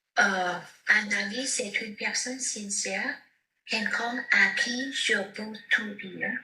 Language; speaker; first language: French; non-native, learner; Vietnamese